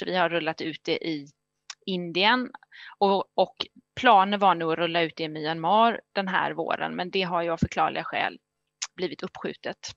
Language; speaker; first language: Swedish; native; Swedish